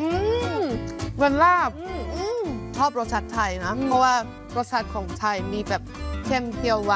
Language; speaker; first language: Thai; non-native, fluent; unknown